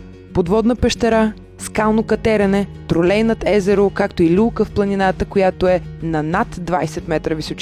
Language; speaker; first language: Bulgarian; native; Bulgarian